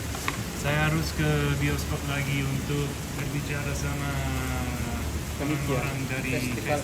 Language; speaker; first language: Indonesian; non-native, learner; English